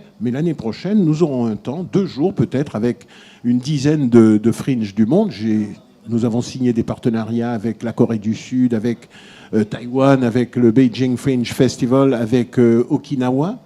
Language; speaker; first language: French; native; French